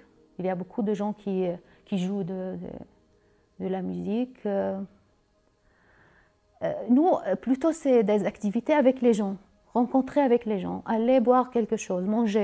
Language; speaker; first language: French; non-native, learner; Arabic